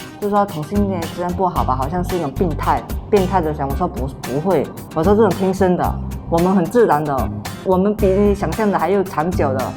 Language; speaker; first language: Chinese; non-native, local second language; Min Nan Chinese